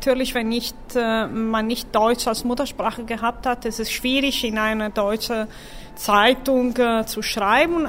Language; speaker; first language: German; non-native, fluent; Italian